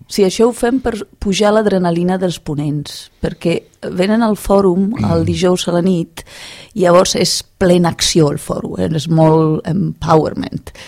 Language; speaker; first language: Catalan; non-native, fluent; Italian